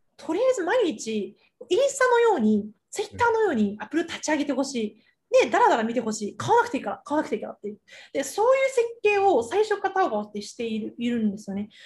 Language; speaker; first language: Japanese; early bilingual, other home language; Chinese